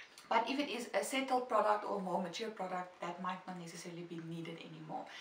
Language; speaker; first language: English; non-native, local second language; Afrikaans